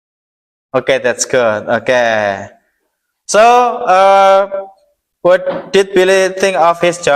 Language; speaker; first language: English; non-native, learner; Indonesian